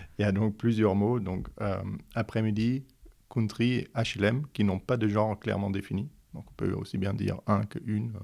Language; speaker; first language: French; non-native, fluent; Dutch